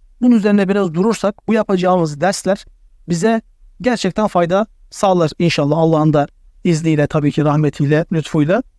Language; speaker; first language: Turkish; native; Turkish